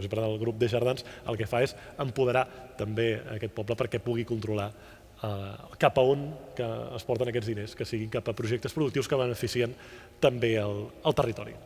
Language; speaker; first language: Catalan; native; Catalan